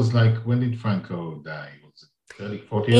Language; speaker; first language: English; non-native, fluent; Hebrew